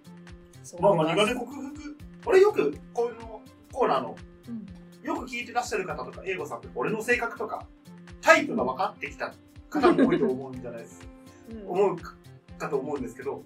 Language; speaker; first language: Japanese; native; Japanese